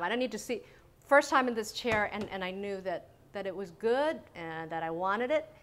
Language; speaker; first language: English; early bilingual, other home language; Vietnamese